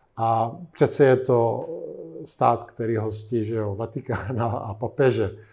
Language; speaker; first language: Czech; non-native, fluent; Italian